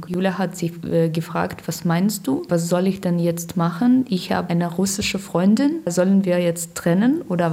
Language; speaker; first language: German; non-native, learner; Russian